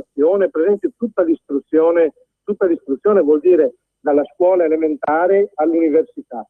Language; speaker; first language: Italian; native; Italian